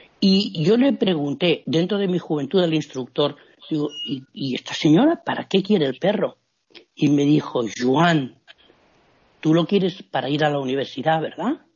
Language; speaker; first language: Spanish; native; Spanish